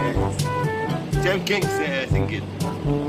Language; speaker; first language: English; non-native, learner; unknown